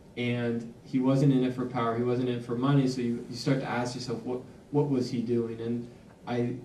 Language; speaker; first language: English; native; English